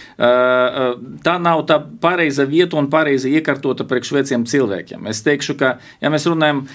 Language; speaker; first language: Latvian; non-native, local second language; Russian